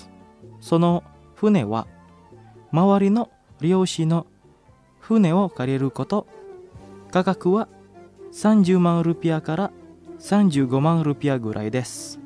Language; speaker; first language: Japanese; non-native, fluent; Indonesian